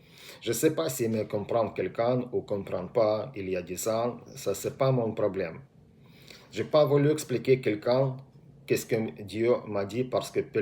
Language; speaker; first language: French; non-native, learner; Russian